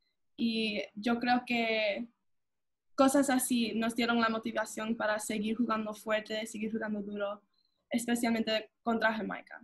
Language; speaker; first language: Spanish; early bilingual, heritage; English